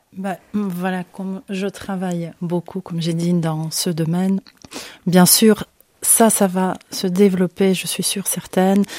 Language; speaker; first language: French; non-native, fluent; Ukrainian